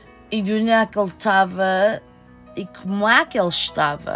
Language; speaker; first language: Portuguese; early bilingual, heritage; Portuguese